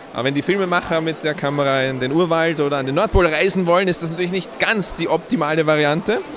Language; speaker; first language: German; native; German